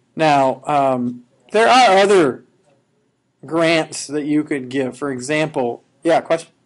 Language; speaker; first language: English; native; English